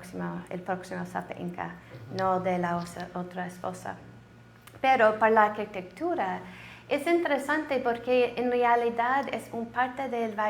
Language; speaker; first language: Spanish; non-native, learner; English